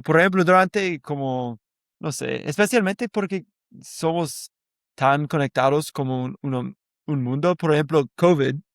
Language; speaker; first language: Spanish; non-native, learner; English